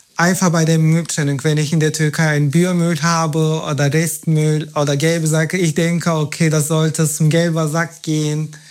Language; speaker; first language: German; non-native, fluent; Turkish